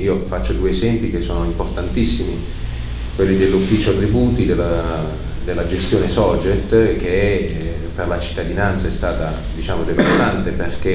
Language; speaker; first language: Italian; native; Italian